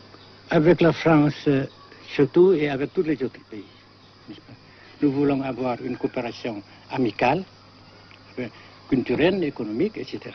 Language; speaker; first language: French; non-native, local second language; Vietnamese